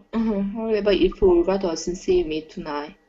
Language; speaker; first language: English; non-native, learner; Korean